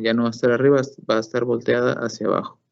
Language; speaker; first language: Spanish; native; Spanish